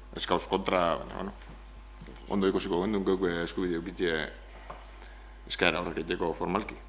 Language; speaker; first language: Basque; native; Basque